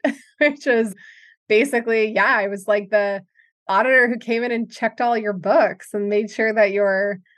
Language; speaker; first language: English; native; English